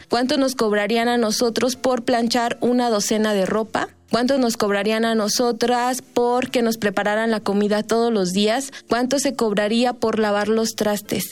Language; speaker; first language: Spanish; native; Spanish